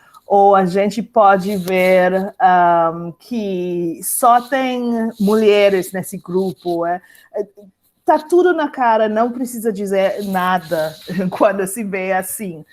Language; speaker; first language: Portuguese; non-native, fluent; English